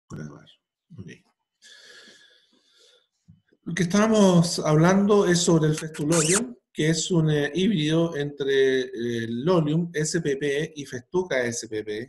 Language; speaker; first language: Spanish; native; Spanish